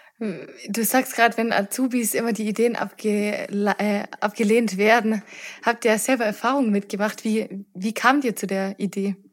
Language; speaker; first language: German; native; German